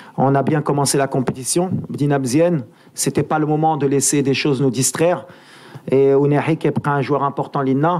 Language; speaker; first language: French; native; French